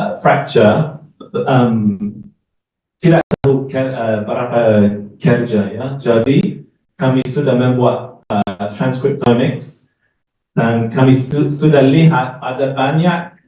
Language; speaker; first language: Indonesian; non-native, learner; English